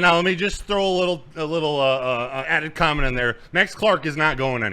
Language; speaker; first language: English; native; English